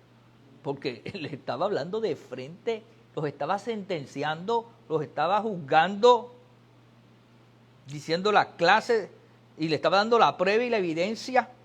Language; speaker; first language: Spanish; native; Spanish